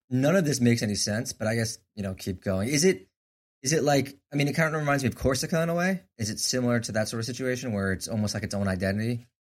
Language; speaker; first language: English; native; English